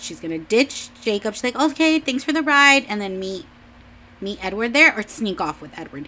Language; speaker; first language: English; early bilingual, other home language; Spanish